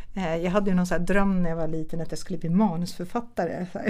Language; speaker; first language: Swedish; early bilingual, other home language; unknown